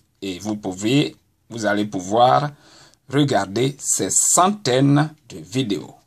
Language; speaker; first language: French; non-native, local second language; Baoulé